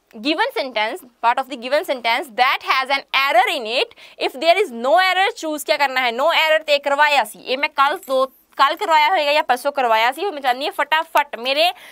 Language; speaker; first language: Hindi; non-native, local second language; Punjabi